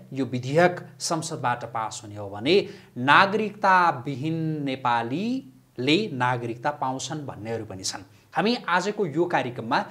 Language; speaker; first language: Nepali; native; Nepali